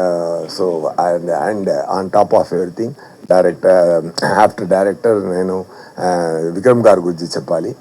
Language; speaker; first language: Telugu; non-native, fluent; Tamil